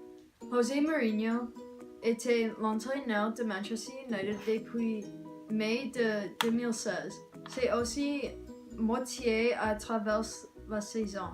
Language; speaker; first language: French; non-native, learner; English